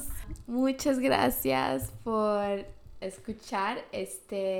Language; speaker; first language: Spanish; early bilingual, heritage; Spanish